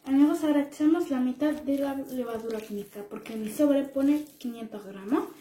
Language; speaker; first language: Spanish; non-native, learner; Arabic